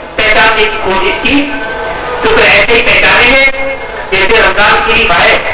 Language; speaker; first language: Urdu; non-native, local second language; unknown